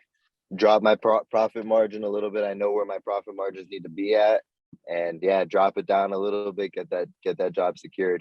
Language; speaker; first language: English; native; English